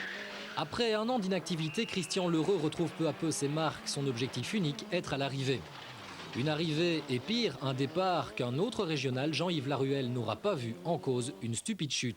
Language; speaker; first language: French; native; French